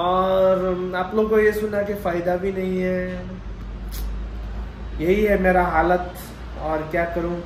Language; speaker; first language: Hindi; non-native, local second language; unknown